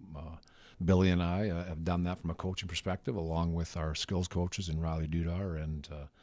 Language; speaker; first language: English; native; English